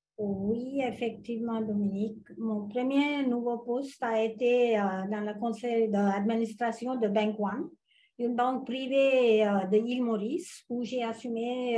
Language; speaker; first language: French; non-native, fluent; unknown